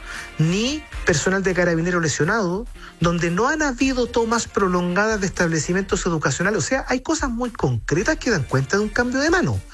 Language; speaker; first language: Spanish; native; Spanish